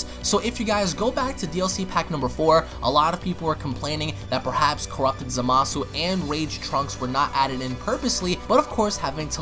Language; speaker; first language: English; native; English